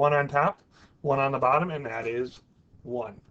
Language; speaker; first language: English; native; English